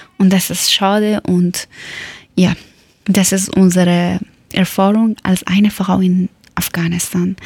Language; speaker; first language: German; non-native, learner; Persian